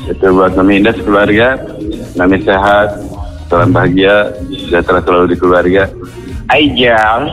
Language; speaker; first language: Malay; non-native, local second language; Sundanese